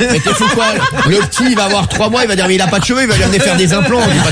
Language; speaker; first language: French; native; French